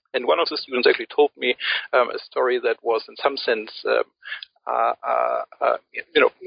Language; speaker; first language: English; early bilingual, other home language; German